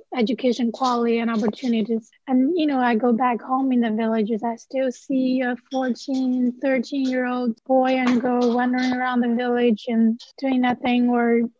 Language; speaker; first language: English; non-native, fluent; Chinese